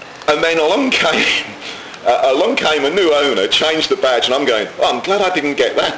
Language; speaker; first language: English; native; English